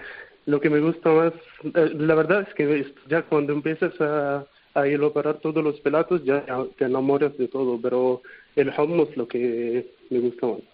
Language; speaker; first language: Spanish; non-native, fluent; Arabic